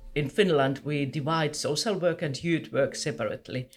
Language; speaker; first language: English; non-native, fluent; Finnish